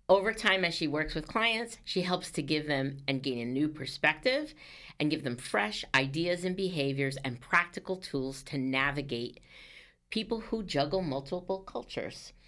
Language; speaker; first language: English; native; English